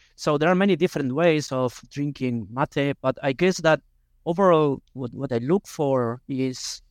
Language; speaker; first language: English; non-native, fluent; Spanish